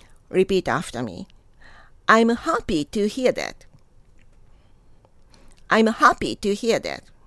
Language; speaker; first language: English; non-native, fluent; Japanese